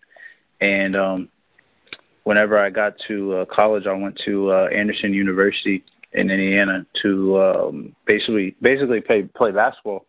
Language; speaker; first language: English; native; English